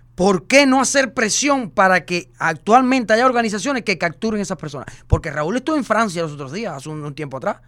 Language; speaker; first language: Spanish; native; Spanish